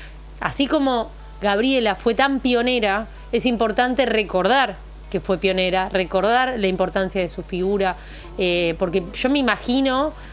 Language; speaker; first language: Spanish; native; Spanish